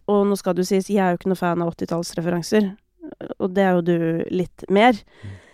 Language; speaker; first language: Norwegian; native; Norwegian